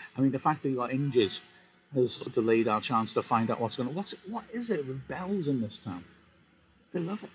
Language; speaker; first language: English; native; English